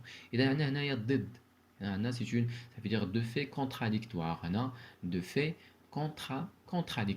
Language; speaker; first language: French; non-native, local second language; Arabic